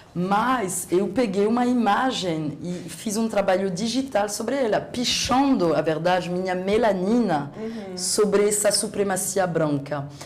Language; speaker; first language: Portuguese; non-native, fluent; French